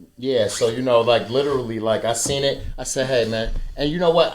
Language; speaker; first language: English; native; English